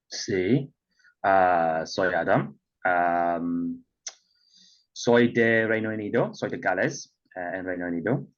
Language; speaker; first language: Spanish; non-native, learner; English